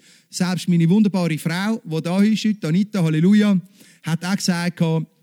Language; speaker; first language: German; native; German